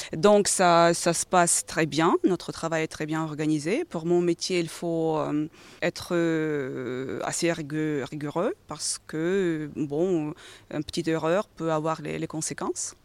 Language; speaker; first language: French; non-native, fluent; Ukrainian